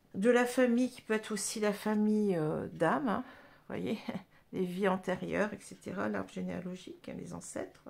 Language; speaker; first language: French; native; French